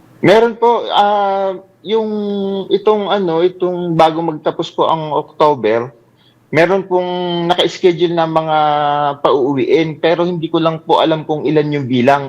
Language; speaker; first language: Filipino; native; Filipino